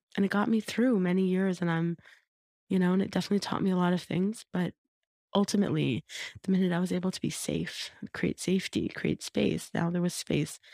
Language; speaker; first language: English; native; English